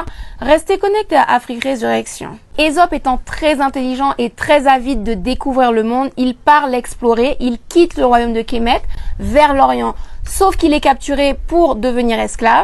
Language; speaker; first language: French; native; French